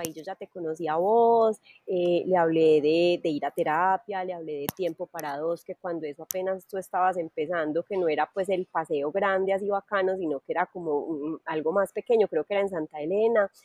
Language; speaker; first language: Spanish; native; Spanish